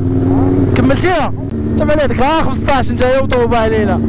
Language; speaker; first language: Arabic; native; Arabic